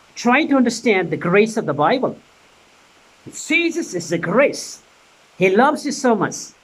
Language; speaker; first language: English; non-native, local second language; Nepali